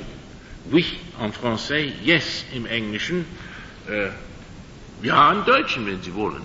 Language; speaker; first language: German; non-native, fluent; English